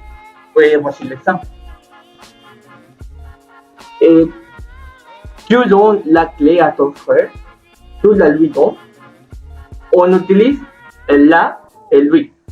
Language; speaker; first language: French; non-native, learner; Spanish